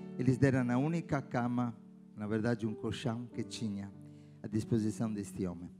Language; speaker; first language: Portuguese; non-native, fluent; Italian